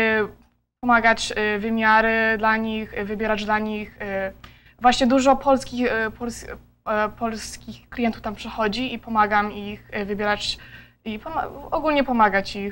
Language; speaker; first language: Polish; early bilingual, heritage; Polish